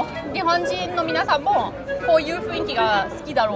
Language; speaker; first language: Japanese; non-native, fluent; German